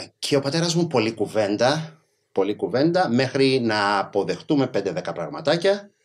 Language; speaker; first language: Greek; early bilingual, other home language; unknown